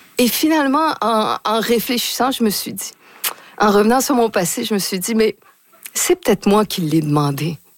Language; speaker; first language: French; native; French